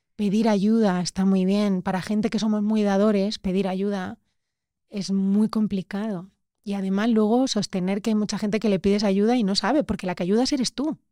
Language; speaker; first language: Spanish; native; Spanish